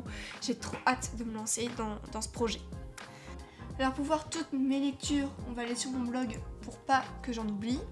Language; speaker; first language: French; native; French